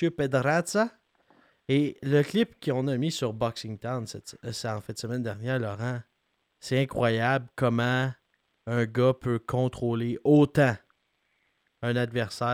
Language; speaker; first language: French; native; French